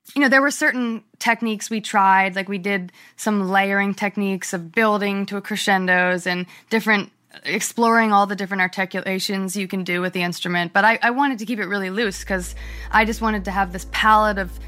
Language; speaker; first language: English; native; English